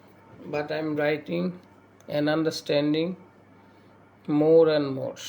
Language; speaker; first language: English; non-native, learner; Bangla